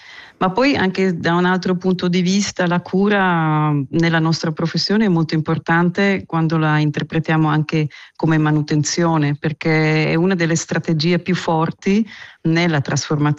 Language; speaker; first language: Italian; non-native, local second language; German